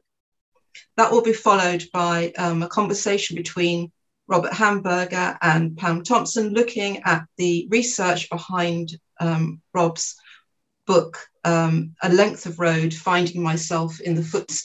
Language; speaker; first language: English; native; English